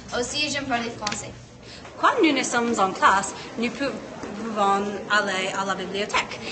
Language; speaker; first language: French; non-native, learner; English